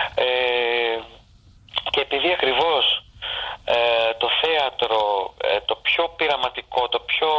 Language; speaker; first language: Greek; native; Greek